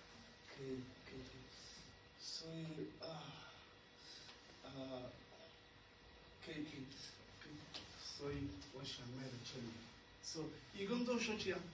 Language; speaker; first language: Chinese; non-native, learner; Somali